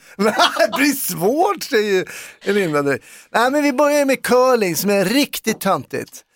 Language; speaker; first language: Swedish; native; Swedish